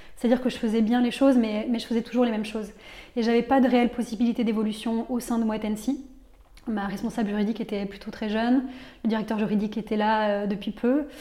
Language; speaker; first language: French; native; French